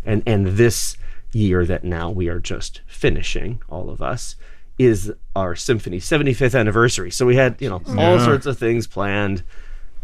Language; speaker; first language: English; native; English